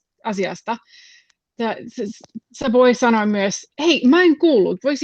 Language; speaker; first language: Finnish; non-native, fluent; English